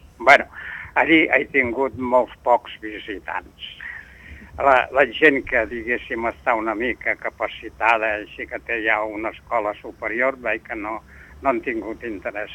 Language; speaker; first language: Catalan; non-native, local second language; Spanish